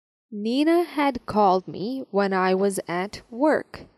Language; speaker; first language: English; non-native, fluent; Serbian